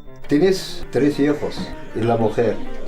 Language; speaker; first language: Spanish; non-native, learner; Arabic